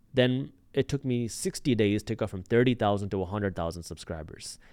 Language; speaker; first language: English; early bilingual, other home language; Punjabi